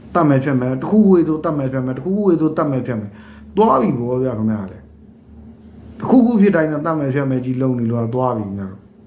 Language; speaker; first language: Burmese; native; Burmese